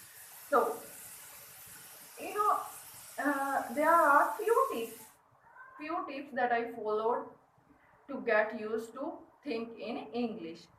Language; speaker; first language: English; non-native, learner; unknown